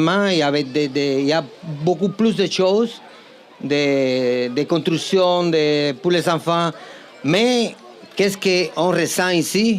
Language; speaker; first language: French; non-native, fluent; Spanish